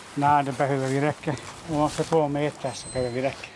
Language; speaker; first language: Swedish; non-native, learner; Hungarian